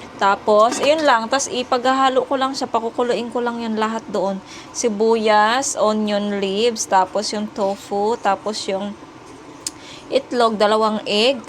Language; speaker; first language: Filipino; native; Filipino